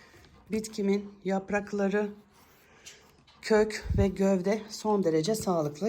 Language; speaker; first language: Turkish; native; Turkish